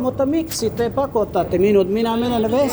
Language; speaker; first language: Finnish; non-native, learner; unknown